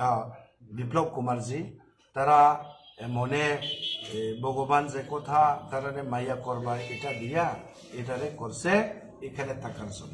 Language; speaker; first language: Bangla; non-native, local second language; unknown